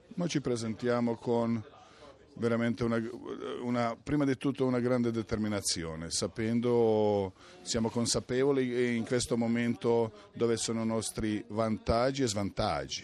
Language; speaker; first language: Italian; non-native, fluent; Croatian